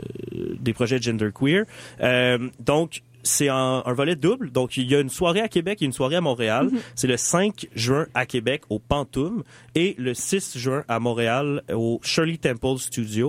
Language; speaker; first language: French; native; French